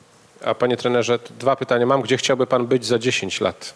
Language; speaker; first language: Polish; native; Polish